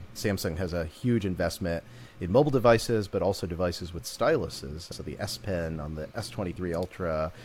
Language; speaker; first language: English; native; English